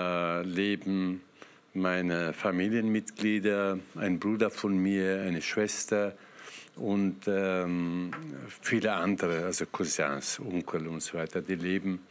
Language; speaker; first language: German; non-native, fluent; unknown